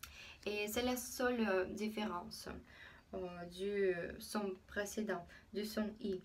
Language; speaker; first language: French; non-native, fluent; Russian